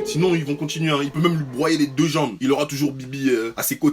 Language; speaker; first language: French; native; French